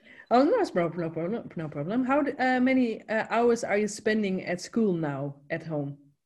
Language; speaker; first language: English; non-native, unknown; Dutch